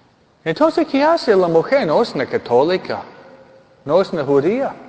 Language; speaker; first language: Spanish; non-native, fluent; English